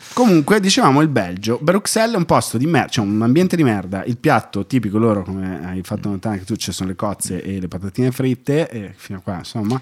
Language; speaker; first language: Italian; native; Italian